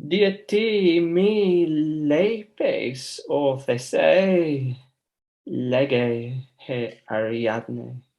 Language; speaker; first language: Greek; non-native, fluent; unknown